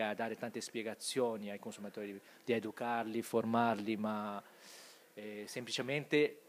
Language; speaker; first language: Italian; non-native, fluent; Chinese